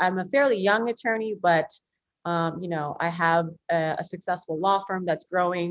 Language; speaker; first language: English; early bilingual, other home language; Korean